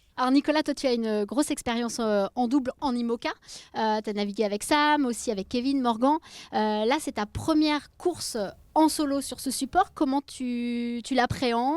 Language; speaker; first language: French; native; French